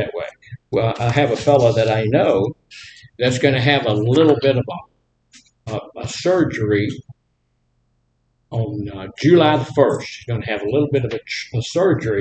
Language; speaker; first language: English; native; English